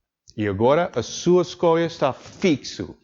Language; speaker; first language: Portuguese; non-native, learner; English